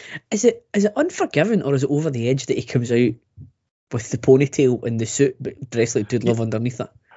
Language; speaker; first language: English; native; English